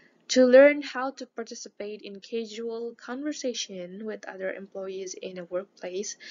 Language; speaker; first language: English; non-native, fluent; Indonesian